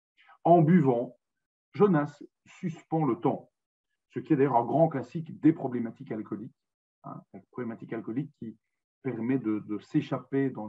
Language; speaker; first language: French; native; French